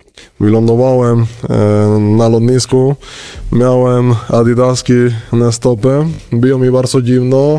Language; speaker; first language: Polish; non-native, fluent; Spanish